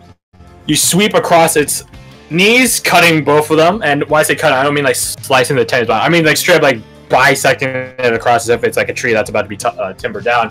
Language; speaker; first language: English; native; English